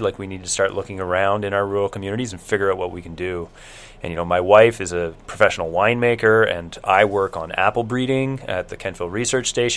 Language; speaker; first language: English; native; English